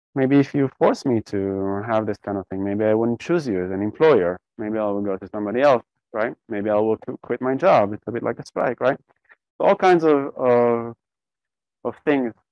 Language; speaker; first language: English; non-native, fluent; Hebrew